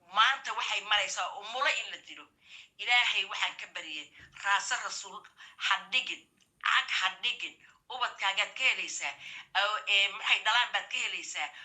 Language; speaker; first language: Somali; native; Somali